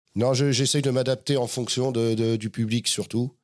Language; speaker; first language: French; native; French